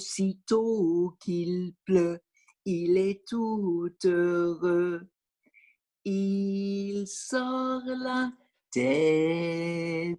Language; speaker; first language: French; non-native, fluent; English